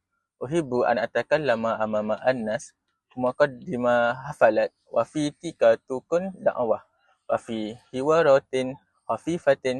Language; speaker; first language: Arabic; non-native, learner; Malay